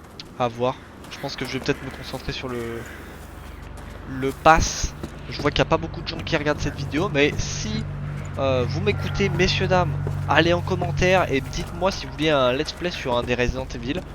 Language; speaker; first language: French; native; French